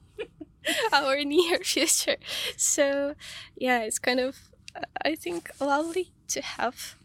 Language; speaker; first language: English; non-native, fluent; Ukrainian